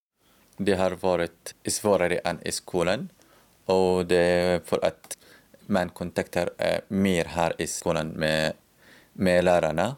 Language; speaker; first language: Swedish; non-native, learner; Arabic